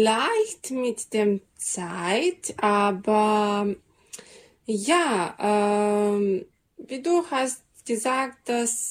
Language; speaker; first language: German; non-native, fluent; Serbian